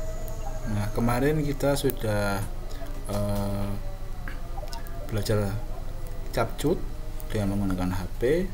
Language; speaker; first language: Indonesian; native; Indonesian